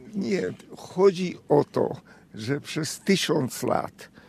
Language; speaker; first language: Polish; non-native, fluent; Hungarian